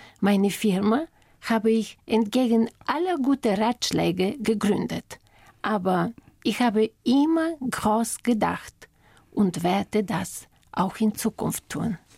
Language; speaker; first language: German; non-native, fluent; Bulgarian